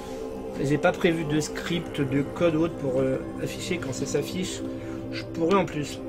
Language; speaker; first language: French; native; French